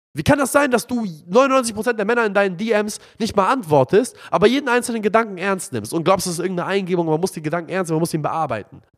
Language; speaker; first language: German; non-native, fluent; Arabic